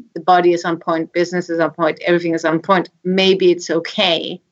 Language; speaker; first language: English; non-native, fluent; Danish